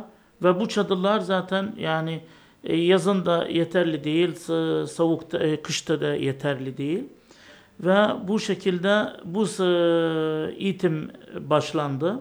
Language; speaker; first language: Turkish; non-native, fluent; Arabic